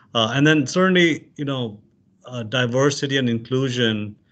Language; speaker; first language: English; non-native, local second language; Urdu